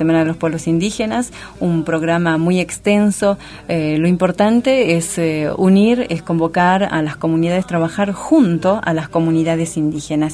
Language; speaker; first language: Spanish; native; Spanish